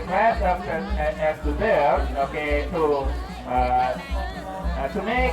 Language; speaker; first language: English; non-native, learner; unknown